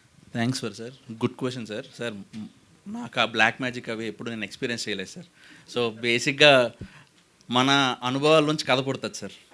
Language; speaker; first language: Telugu; native; Telugu